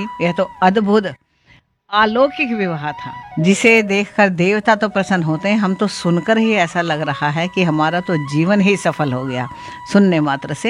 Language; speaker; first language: Hindi; native; Hindi